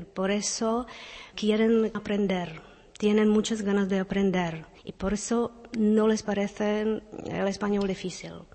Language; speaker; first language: Spanish; non-native, fluent; Czech